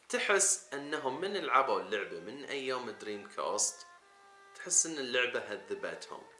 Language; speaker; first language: Arabic; native; Arabic